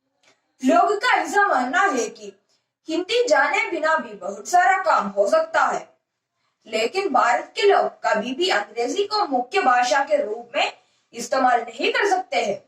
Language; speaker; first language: Hindi; non-native, local second language; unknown